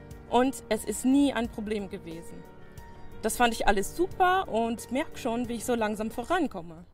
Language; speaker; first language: German; non-native, fluent; English